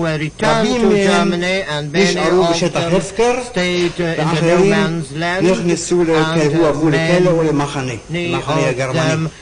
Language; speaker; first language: Hebrew; non-native, fluent; German